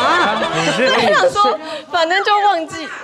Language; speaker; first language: Chinese; native; Chinese